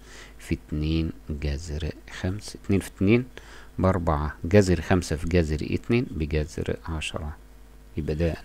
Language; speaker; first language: Arabic; native; Arabic